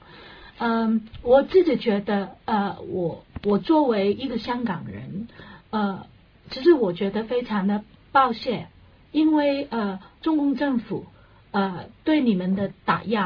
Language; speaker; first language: Chinese; non-native, local second language; Cantonese